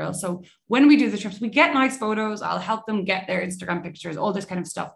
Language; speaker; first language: English; native; English